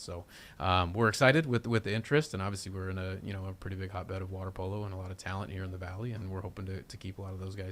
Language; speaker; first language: English; native; English